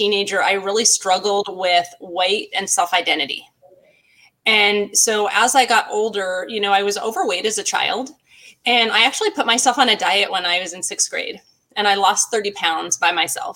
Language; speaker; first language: English; native; English